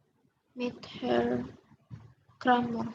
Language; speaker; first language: German; non-native, learner; Indonesian